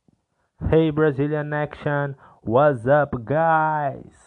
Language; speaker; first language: English; non-native, learner; Portuguese